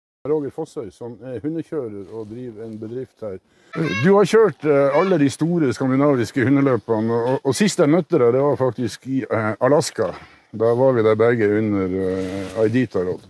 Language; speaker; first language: Norwegian; native; Norwegian